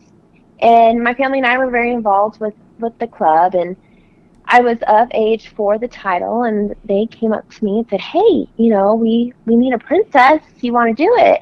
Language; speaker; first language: English; native; English